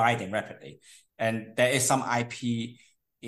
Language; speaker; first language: English; non-native, local second language; Cantonese